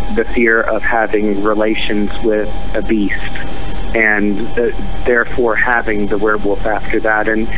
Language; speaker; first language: English; native; English